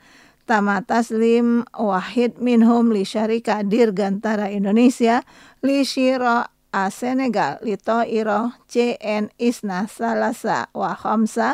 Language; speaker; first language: Arabic; non-native, fluent; Indonesian